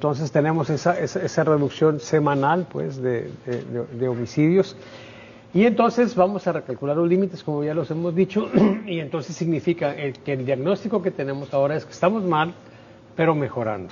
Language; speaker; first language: Spanish; native; Spanish